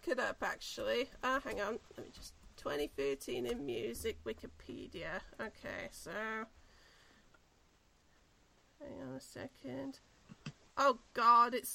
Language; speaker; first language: English; native; English